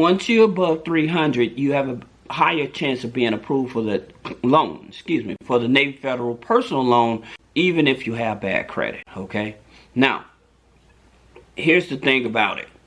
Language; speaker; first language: English; native; English